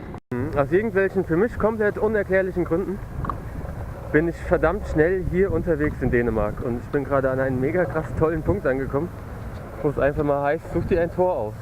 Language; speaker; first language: German; native; German